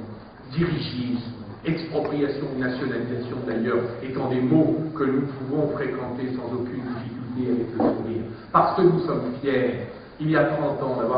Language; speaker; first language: French; native; French